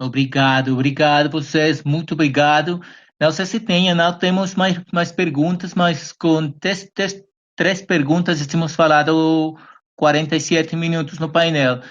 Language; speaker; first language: Portuguese; non-native, fluent; Spanish